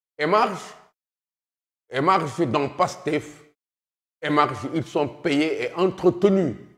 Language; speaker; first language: French; non-native, local second language; Wolof